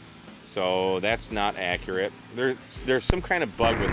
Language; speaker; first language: English; native; English